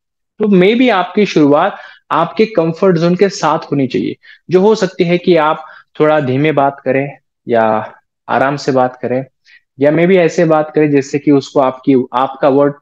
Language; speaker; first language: Hindi; native; Hindi